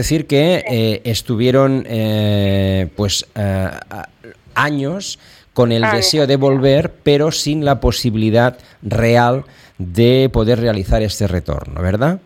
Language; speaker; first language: Spanish; non-native, local second language; Catalan